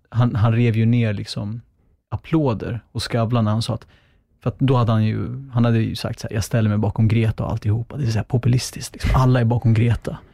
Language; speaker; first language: Swedish; early bilingual, other home language; Kurdish